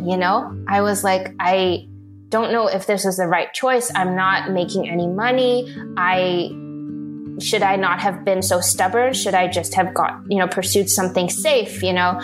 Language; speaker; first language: English; non-native, local second language; Cantonese